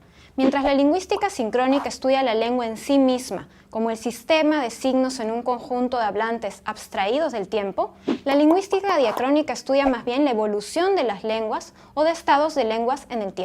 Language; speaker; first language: Spanish; native; Spanish